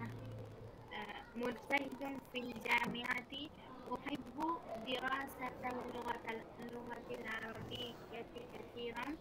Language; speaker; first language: Arabic; non-native, learner; Bangla